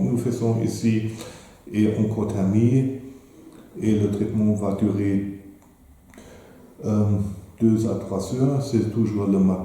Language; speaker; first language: French; non-native, fluent; German